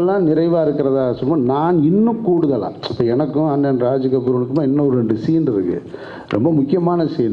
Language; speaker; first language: Tamil; native; Tamil